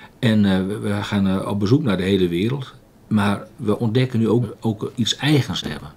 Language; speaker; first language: Dutch; native; Dutch